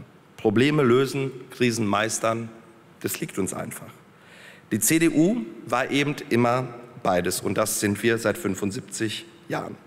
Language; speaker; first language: German; early bilingual, other home language; Polish